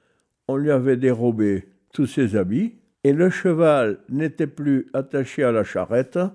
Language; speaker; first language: French; native; French